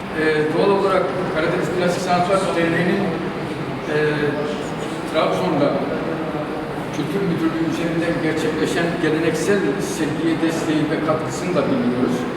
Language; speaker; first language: Turkish; native; Turkish